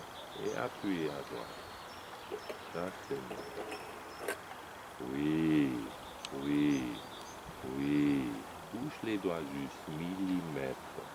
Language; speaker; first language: French; non-native, learner; German